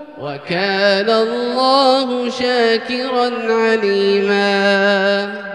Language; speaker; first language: Arabic; native; Arabic